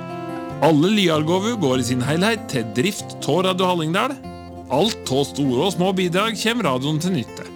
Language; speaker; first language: Norwegian; native; Norwegian